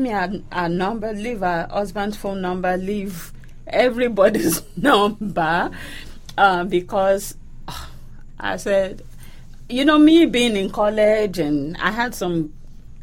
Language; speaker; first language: English; non-native, local second language; Yoruba